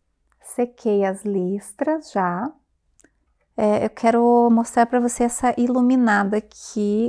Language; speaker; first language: Portuguese; native; Portuguese